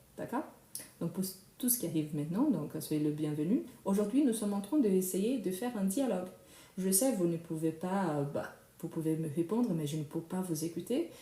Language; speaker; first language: French; non-native, fluent; Portuguese